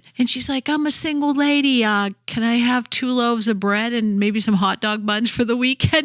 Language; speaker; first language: English; native; English